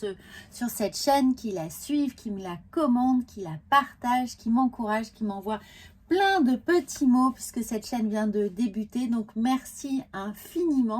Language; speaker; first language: French; native; French